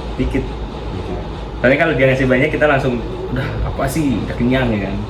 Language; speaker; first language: Indonesian; native; Indonesian